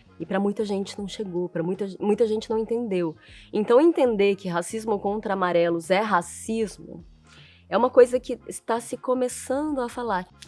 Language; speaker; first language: Portuguese; early bilingual, other home language; Chinese